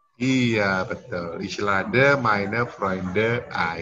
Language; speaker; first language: German; non-native, fluent; Indonesian